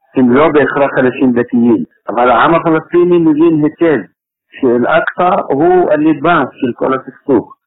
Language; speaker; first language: Hebrew; non-native, fluent; Arabic